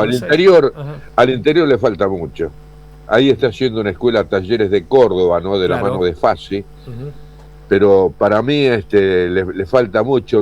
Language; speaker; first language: Spanish; native; Spanish